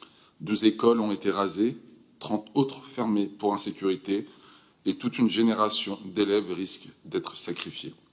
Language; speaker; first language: French; native; French